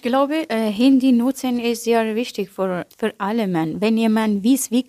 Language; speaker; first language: German; non-native, learner; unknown